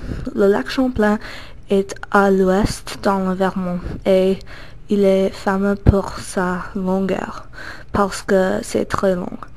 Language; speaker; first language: French; non-native, learner; English